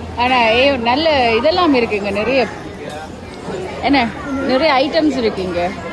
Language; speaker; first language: Tamil; native; Tamil